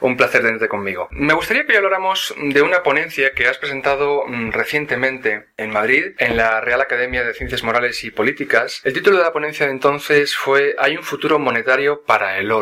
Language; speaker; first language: Spanish; native; Spanish